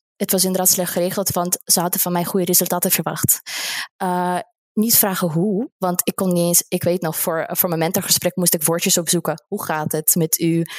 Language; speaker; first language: Dutch; non-native, fluent; Russian